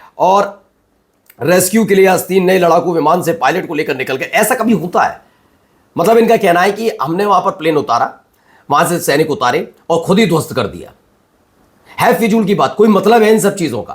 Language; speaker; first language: Hindi; native; Hindi